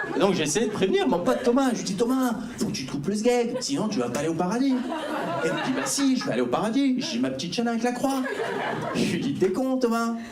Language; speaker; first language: French; early bilingual, other home language; Arabic